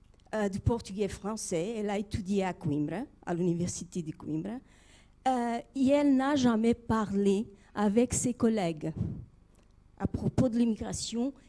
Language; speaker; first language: French; non-native, fluent; Portuguese